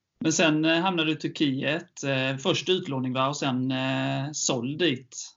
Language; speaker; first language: Swedish; native; Swedish